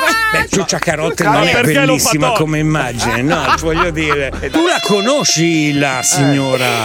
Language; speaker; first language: Italian; native; Italian